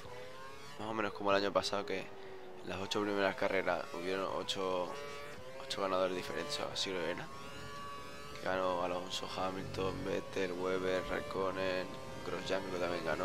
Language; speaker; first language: Spanish; native; Spanish